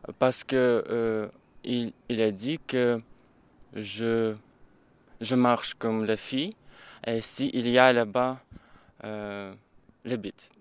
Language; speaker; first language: French; non-native, learner; Ukrainian